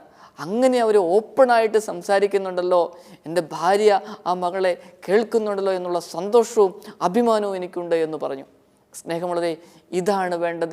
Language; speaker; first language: Malayalam; native; Malayalam